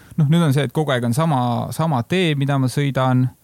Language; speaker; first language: Estonian; native; Estonian